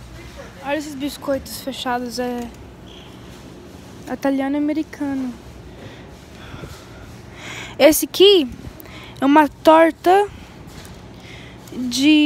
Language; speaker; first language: Portuguese; early bilingual, heritage; Portuguese